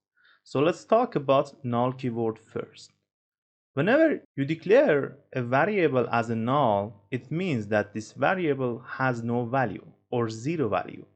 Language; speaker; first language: English; non-native, fluent; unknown